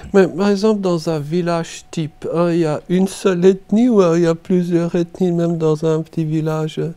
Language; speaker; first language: French; native; French